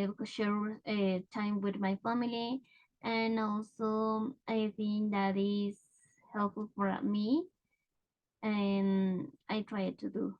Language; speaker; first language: English; non-native, learner; Spanish